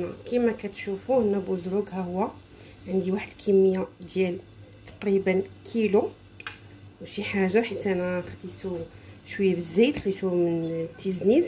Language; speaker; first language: Arabic; native; Arabic